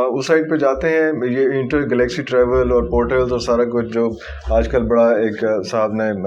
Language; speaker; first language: Urdu; native; Urdu